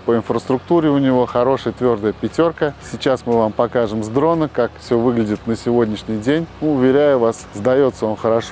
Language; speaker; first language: Russian; native; Russian